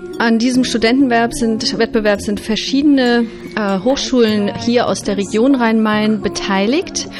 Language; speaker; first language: German; native; German